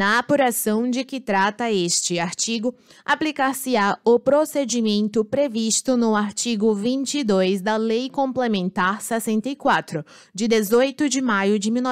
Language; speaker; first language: Portuguese; native; Portuguese